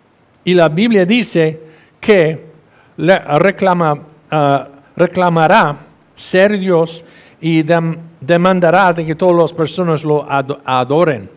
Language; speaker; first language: Spanish; non-native, fluent; English